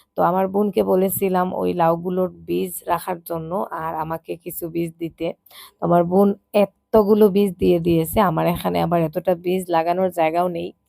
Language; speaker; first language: Bangla; non-native, local second language; Sylheti